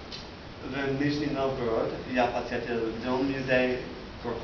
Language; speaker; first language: Russian; non-native, learner; English